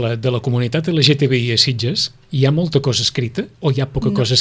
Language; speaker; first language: Catalan; native; Catalan